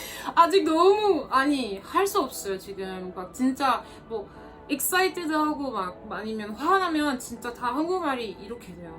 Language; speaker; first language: Korean; non-native, fluent; French